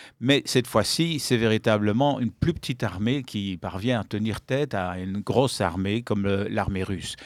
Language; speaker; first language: French; native; French